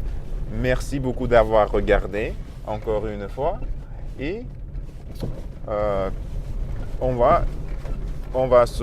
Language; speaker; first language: French; non-native, learner; Russian